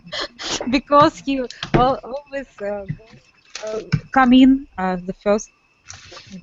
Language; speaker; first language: English; non-native, learner; Russian